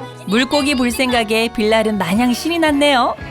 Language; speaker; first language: Korean; native; Korean